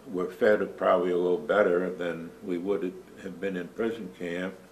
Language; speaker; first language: English; native; English